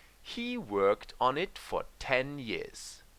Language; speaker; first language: English; non-native, fluent; German